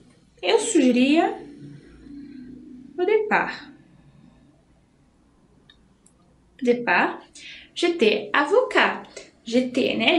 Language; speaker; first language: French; non-native, fluent; Portuguese